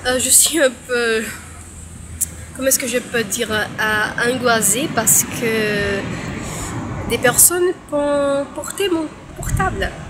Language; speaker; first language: French; non-native, learner; Portuguese